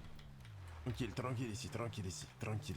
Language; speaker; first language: French; native; French